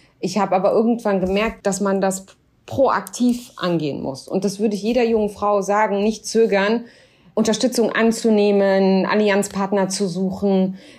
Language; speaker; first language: German; early bilingual, other home language; Arabic